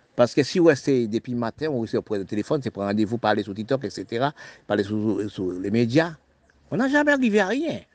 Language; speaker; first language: French; non-native, local second language; Haitian Creole